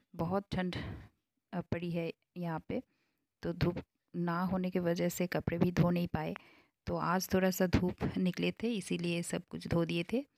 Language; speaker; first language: Hindi; non-native, local second language; Bangla